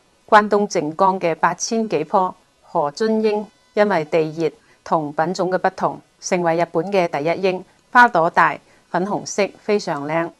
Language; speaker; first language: Chinese; non-native, local second language; Cantonese